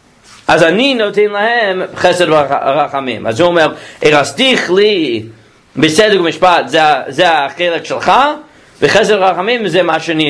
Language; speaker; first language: Hebrew; non-native, fluent; English